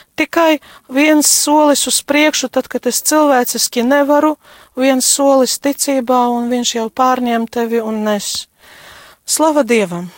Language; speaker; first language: Latvian; non-native, local second language; Russian